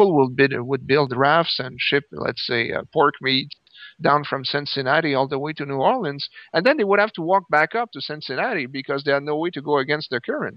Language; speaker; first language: English; native; English